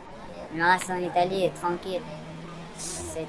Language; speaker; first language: French; non-native, learner; Arabic